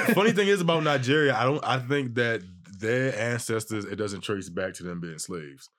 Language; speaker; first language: English; native; English